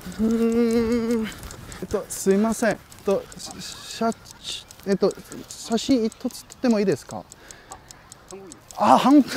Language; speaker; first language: Japanese; non-native, learner; Korean